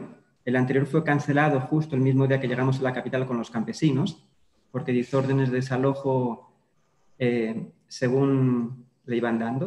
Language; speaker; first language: Spanish; native; Spanish